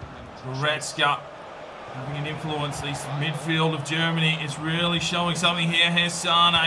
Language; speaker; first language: English; native; English